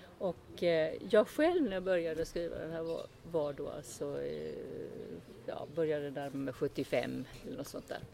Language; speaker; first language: Swedish; early bilingual, other home language; Estonian